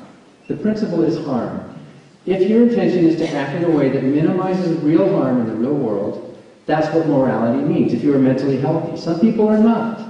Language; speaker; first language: English; native; English